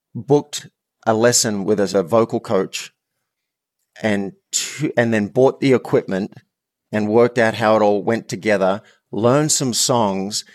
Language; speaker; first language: English; native; English